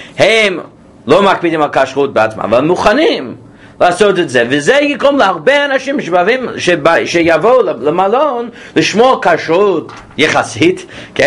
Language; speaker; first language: Hebrew; non-native, fluent; English